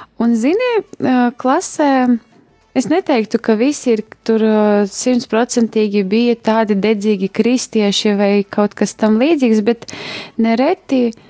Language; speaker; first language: Latvian; native; Latvian